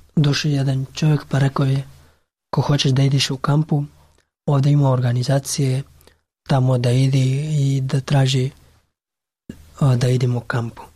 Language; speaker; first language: Serbian; non-native, learner; Pashto